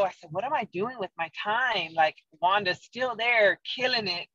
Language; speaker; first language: English; native; English